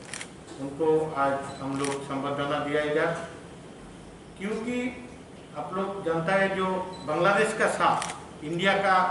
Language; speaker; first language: Hindi; non-native, local second language; Bangla